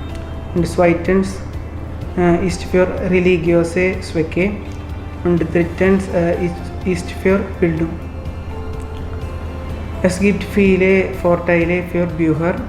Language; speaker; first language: German; non-native, learner; Malayalam